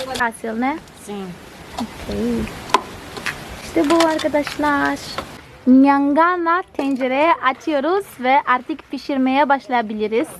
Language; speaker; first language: Turkish; non-native, fluent; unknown